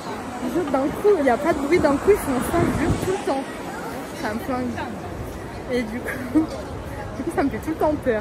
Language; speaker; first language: French; native; French